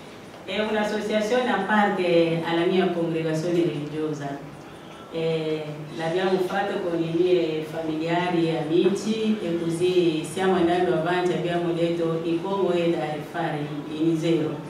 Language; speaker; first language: Italian; non-native, fluent; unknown